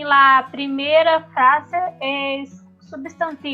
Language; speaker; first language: Spanish; non-native, learner; Portuguese